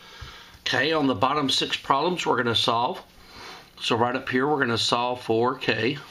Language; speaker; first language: English; native; English